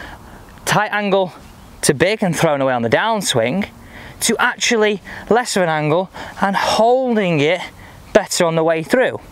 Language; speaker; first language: English; native; English